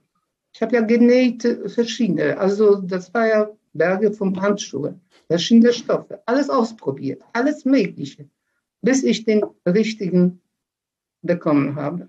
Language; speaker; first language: German; early bilingual, other home language; Polish